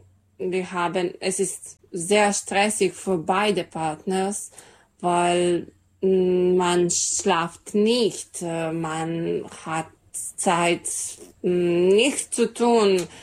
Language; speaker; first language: German; non-native, learner; Serbian